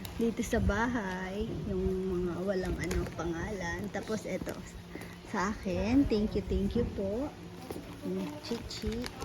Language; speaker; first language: Filipino; native; Filipino